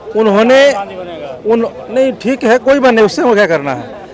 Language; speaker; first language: Hindi; native; Hindi